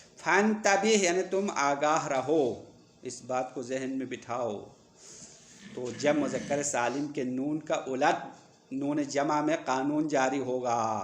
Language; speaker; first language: Urdu; non-native, local second language; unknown